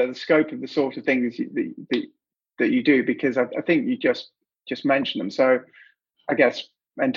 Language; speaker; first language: English; native; English